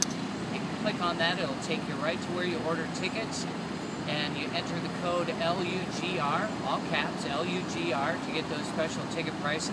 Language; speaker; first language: English; native; English